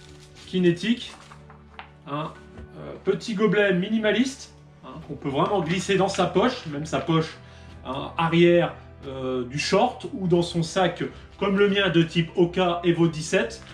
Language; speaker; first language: French; native; French